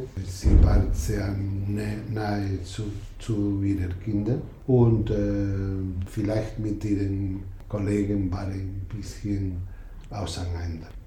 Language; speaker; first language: German; non-native, learner; Spanish